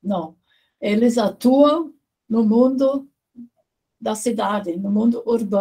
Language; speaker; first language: Portuguese; non-native, fluent; German